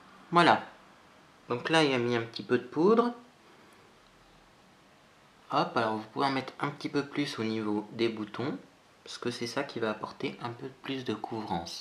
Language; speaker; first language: French; native; French